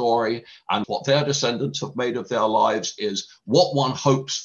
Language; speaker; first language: English; native; English